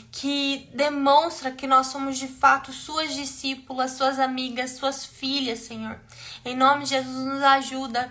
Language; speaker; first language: Portuguese; native; Portuguese